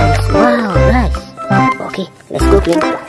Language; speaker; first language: English; non-native, learner; Indonesian